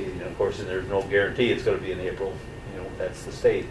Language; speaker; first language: English; native; English